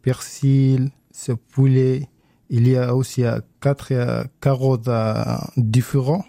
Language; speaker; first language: French; non-native, learner; Arabic